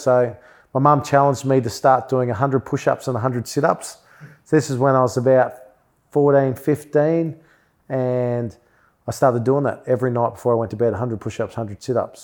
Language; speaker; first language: English; native; English